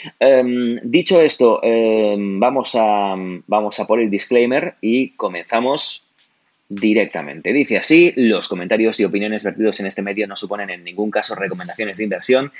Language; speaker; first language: Spanish; native; Spanish